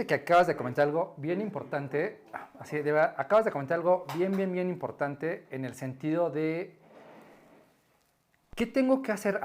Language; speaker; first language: Spanish; native; Spanish